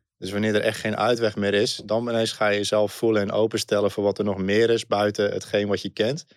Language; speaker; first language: Dutch; native; Dutch